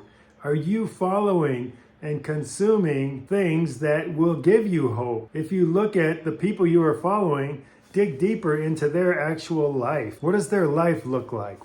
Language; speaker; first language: English; native; English